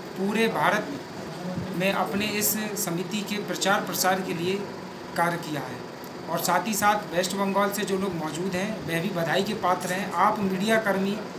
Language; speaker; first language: Hindi; native; Hindi